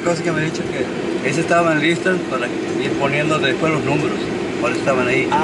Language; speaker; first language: Spanish; native; Spanish